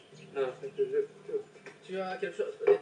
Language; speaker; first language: French; native; French